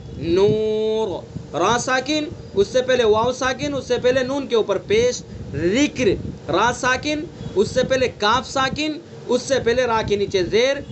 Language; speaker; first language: Urdu; native; Urdu